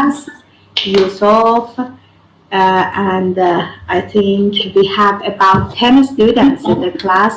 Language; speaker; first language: English; non-native, fluent; Persian